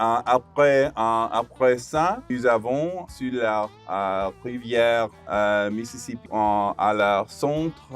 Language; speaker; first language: French; non-native, local second language; English